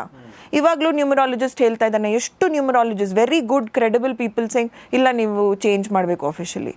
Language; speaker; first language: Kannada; non-native, local second language; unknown